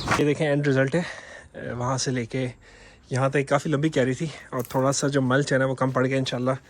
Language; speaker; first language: Urdu; native; Urdu